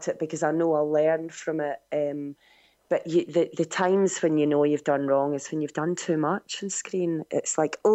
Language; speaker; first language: English; native; English